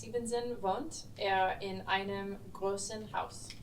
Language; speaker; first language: German; non-native, learner; English